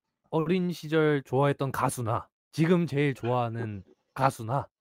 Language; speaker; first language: Korean; native; Korean